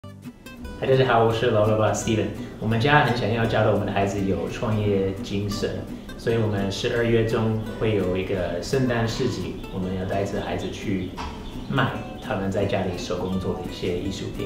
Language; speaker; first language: Chinese; non-native, fluent; English